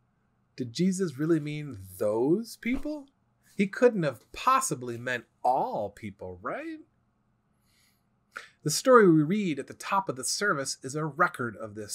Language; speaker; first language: English; native; English